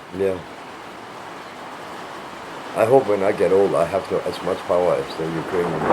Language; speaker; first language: English; non-native, fluent; Danish